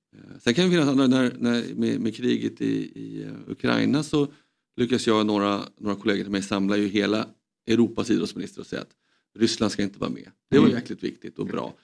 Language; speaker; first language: Swedish; native; Swedish